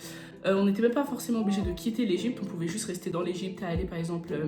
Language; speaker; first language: French; native; French